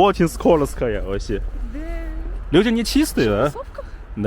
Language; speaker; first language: Russian; non-native, learner; Chinese